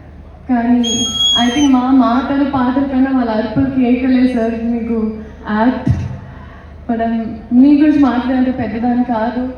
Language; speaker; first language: Telugu; non-native, fluent; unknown